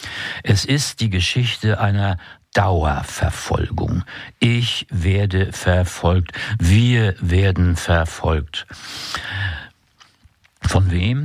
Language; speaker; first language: German; native; German